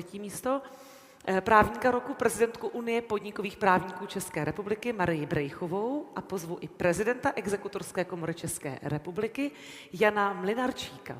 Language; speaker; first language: Czech; native; Czech